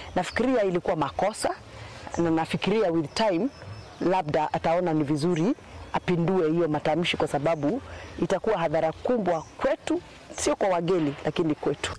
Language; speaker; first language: Swahili; non-native, local second language; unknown